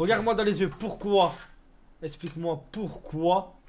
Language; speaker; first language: French; native; French